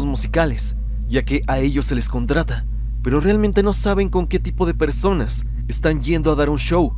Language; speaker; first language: Spanish; native; Spanish